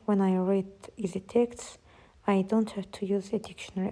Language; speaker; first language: English; non-native, fluent; Azerbaijani